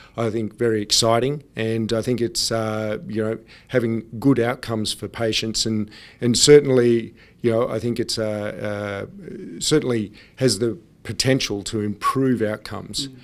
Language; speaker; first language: English; native; English